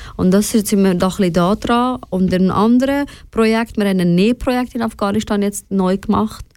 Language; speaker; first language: German; early bilingual, other home language; Persian